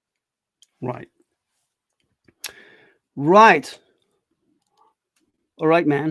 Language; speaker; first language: English; non-native, fluent; Dutch